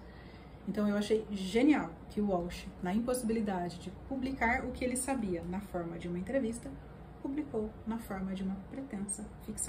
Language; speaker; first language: Portuguese; native; Portuguese